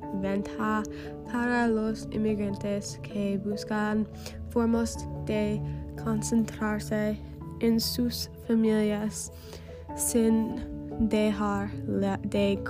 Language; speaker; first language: Spanish; non-native, learner; English